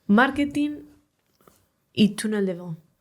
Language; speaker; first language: French; non-native, learner; Spanish